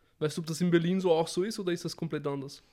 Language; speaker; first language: German; native; German